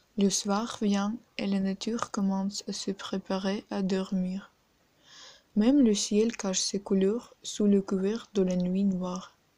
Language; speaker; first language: French; non-native, learner; Ukrainian